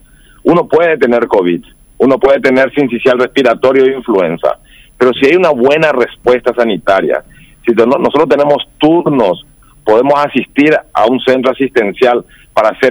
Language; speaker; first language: Spanish; native; Spanish